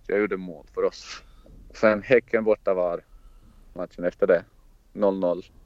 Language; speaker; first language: Swedish; non-native, fluent; Croatian